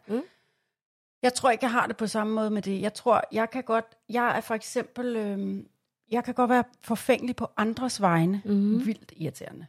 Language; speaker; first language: Danish; native; Danish